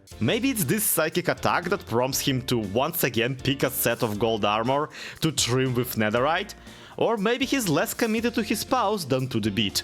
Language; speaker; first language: English; native; English